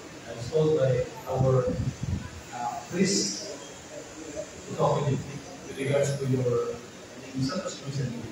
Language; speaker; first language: English; non-native, local second language; Cebuano